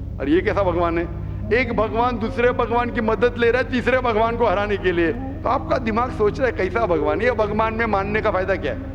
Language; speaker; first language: Hindi; non-native, local second language; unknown